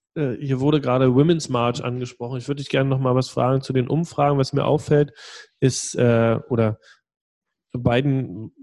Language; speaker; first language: German; non-native, fluent; English